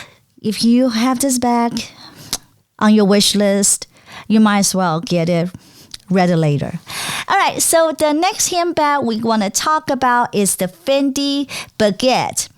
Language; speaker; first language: English; non-native, fluent; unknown